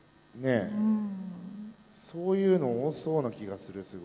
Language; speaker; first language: Japanese; native; Japanese